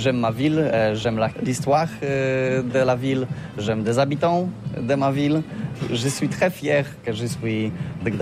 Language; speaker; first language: French; non-native, learner; Polish